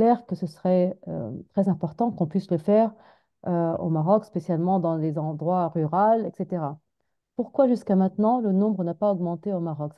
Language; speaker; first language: French; non-native, fluent; Arabic